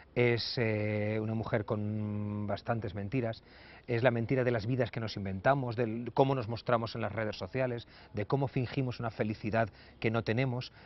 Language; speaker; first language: Spanish; native; Spanish